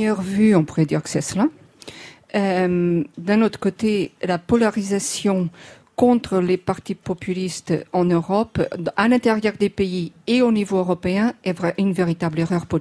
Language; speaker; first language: French; non-native, fluent; Portuguese